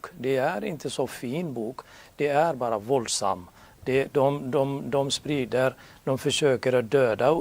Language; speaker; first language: Swedish; non-native, learner; Urdu